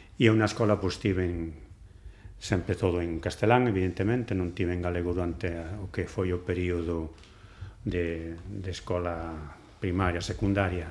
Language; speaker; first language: Galician; non-native, local second language; Spanish